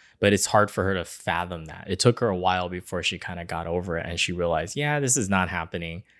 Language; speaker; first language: English; early bilingual, other home language; Chinese